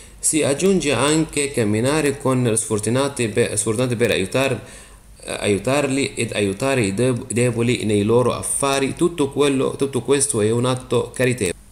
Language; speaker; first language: Italian; non-native, fluent; Arabic